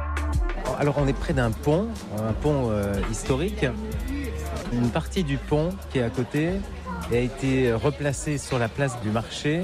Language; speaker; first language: French; native; French